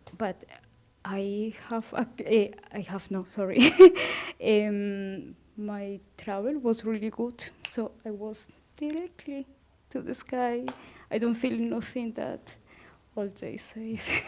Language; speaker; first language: English; non-native, learner; Spanish